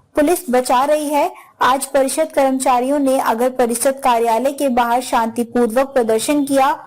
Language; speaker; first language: Hindi; non-native, local second language; Punjabi